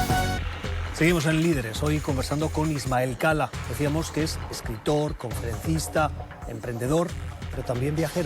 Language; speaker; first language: Spanish; native; Spanish